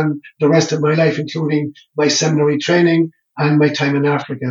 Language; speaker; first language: English; non-native, local second language; Irish